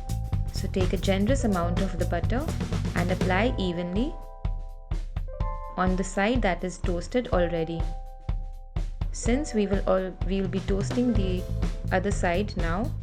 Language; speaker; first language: English; non-native, local second language; Hindi